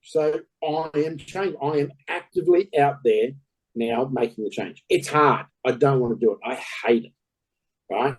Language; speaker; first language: English; native; English